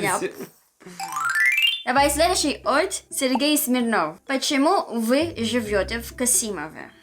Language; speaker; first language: Russian; non-native, learner; Filipino